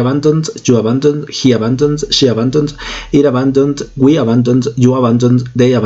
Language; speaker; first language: English; non-native, fluent; Spanish